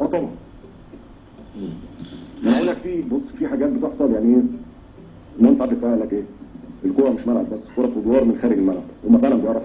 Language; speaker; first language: Arabic; native; Arabic